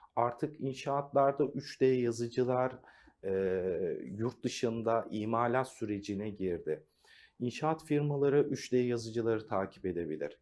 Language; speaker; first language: Turkish; native; Turkish